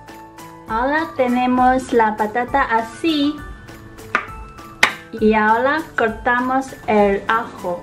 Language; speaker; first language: Spanish; non-native, fluent; Chinese